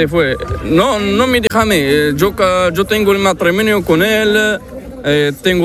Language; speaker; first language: Spanish; non-native, learner; Arabic